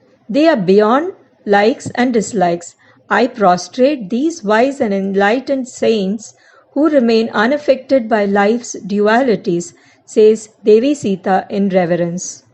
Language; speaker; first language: English; non-native, local second language; Tamil